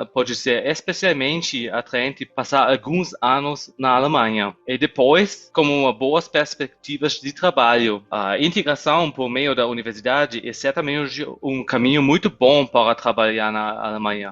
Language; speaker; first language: Portuguese; non-native, fluent; German